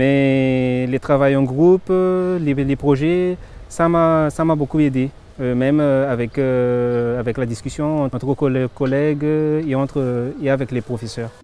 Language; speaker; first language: French; non-native, local second language; Malagasy